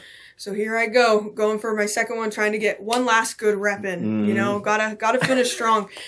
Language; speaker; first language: English; native; English